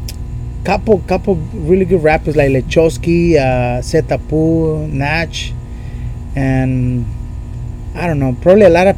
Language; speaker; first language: English; non-native, fluent; Spanish